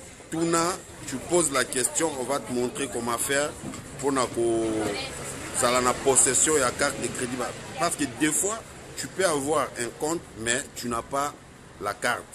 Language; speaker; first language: French; non-native, local second language; Lingala